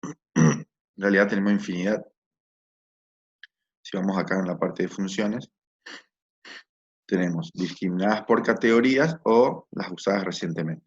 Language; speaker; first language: Spanish; native; Spanish